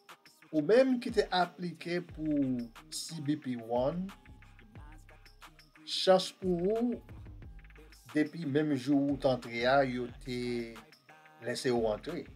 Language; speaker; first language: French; non-native, learner; Haitian Creole